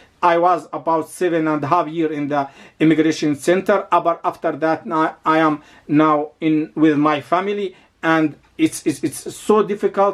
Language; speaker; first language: English; non-native, learner; Arabic